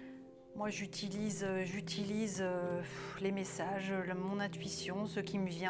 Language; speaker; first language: French; native; French